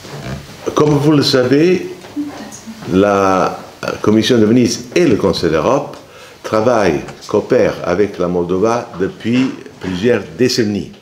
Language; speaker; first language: French; non-native, fluent; Italian